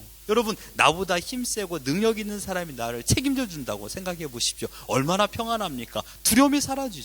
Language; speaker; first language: Korean; native; Korean